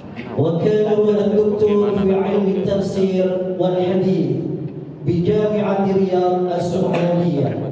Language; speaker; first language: Arabic; non-native, learner; Indonesian